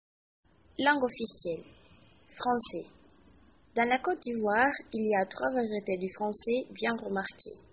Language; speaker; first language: French; non-native, learner; Spanish